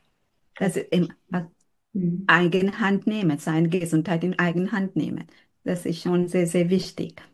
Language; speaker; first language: German; non-native, fluent; Sinhala